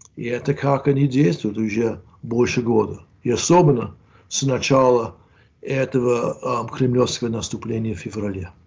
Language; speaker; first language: Russian; non-native, fluent; English